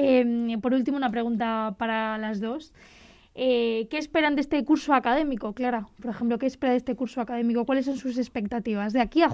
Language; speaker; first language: Spanish; native; Spanish